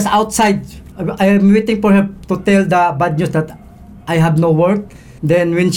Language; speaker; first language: English; non-native, local second language; Cebuano